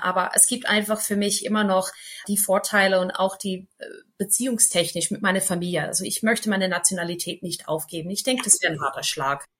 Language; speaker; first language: German; non-native, fluent; English